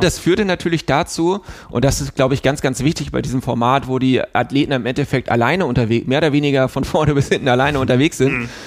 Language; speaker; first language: German; native; German